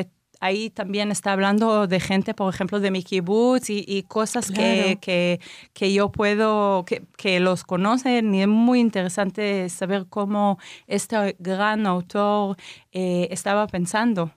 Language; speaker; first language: Spanish; non-native, fluent; Hebrew